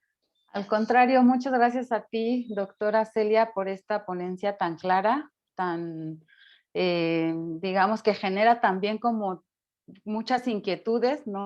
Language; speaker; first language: Spanish; native; Spanish